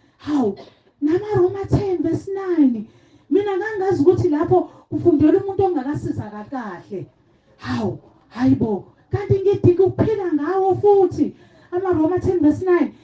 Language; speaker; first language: Zulu; native; Zulu